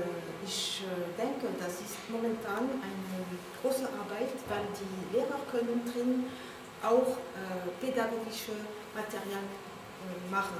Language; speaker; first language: German; non-native, learner; French